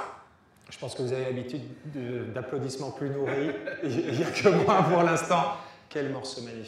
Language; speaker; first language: French; native; French